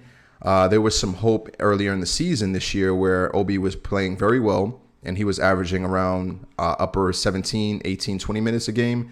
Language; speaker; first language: English; native; English